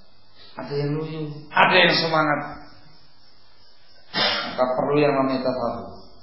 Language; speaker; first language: Indonesian; native; Indonesian